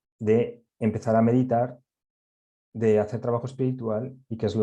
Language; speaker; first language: Spanish; native; Spanish